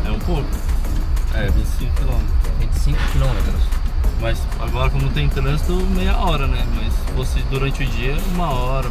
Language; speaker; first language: Portuguese; native; Portuguese